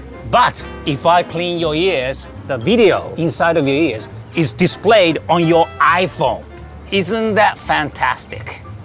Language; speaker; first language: English; non-native, fluent; Japanese